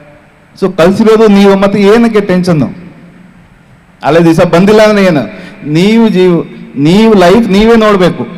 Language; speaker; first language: Kannada; non-native, fluent; Hindi